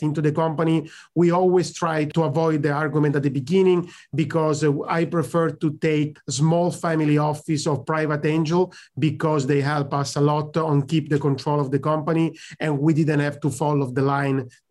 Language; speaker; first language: English; non-native, fluent; Italian